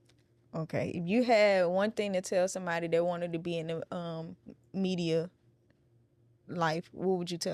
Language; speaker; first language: English; native; English